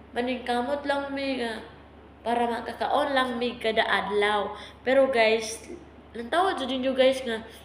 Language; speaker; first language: Cebuano; non-native, local second language; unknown